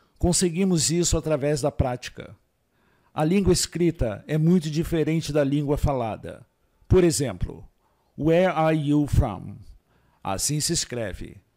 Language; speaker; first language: Portuguese; native; Portuguese